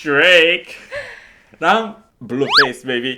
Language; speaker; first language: Korean; native; Korean